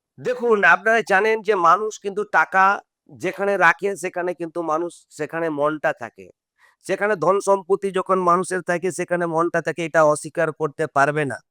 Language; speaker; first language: Bangla; non-native, local second language; Santali